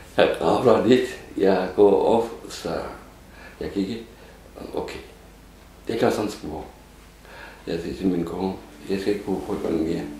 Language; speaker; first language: Danish; non-native, learner; Turkish